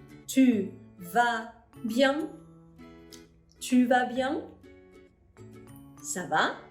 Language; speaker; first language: French; non-native, fluent; Spanish